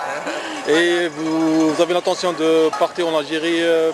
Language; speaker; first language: French; non-native, local second language; Arabic